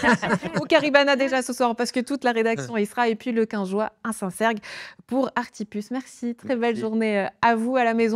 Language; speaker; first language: French; native; French